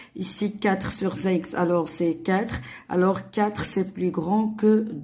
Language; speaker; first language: French; non-native, local second language; Arabic